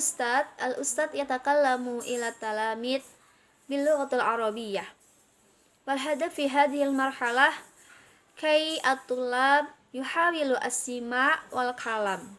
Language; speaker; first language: Arabic; non-native, learner; Indonesian